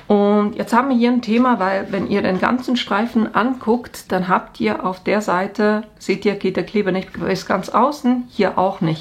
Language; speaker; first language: German; native; German